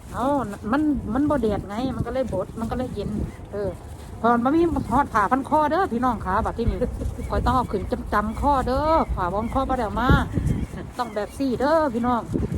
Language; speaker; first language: Thai; native; Thai